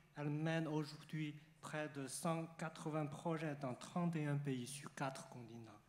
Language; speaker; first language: French; non-native, fluent; Chinese